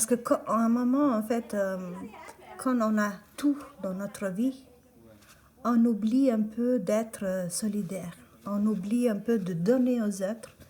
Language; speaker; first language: French; non-native, fluent; Albanian